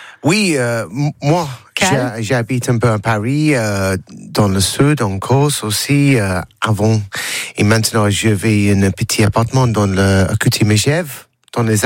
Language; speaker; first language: French; non-native, learner; English